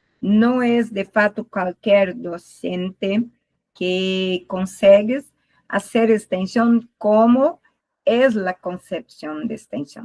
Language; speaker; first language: Spanish; non-native, learner; Portuguese